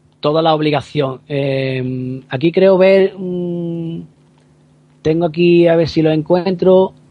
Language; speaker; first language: Spanish; native; Spanish